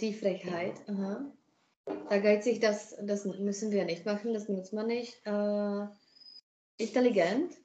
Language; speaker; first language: German; non-native, fluent; Czech